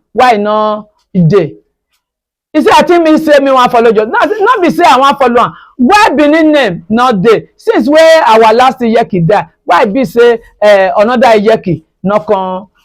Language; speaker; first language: Nigerian Pidgin; non-native, local second language; Bini